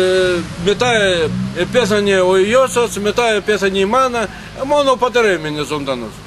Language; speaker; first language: Greek; non-native, learner; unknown